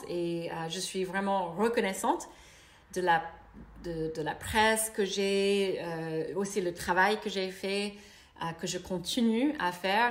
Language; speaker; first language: French; non-native, fluent; English